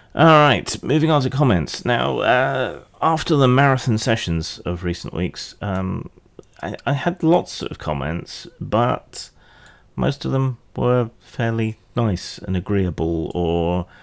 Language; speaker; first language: English; native; English